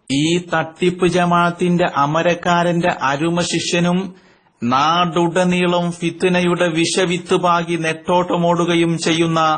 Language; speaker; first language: Malayalam; native; Malayalam